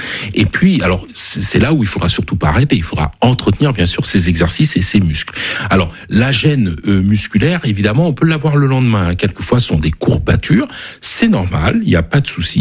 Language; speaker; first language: French; native; French